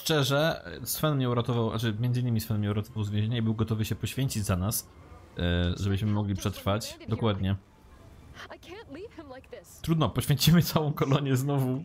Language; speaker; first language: Polish; native; Polish